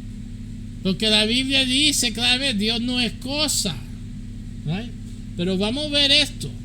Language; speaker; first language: Spanish; early bilingual, heritage; English